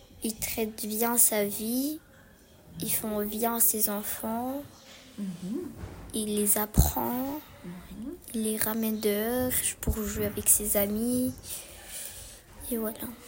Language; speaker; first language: French; early bilingual, other home language; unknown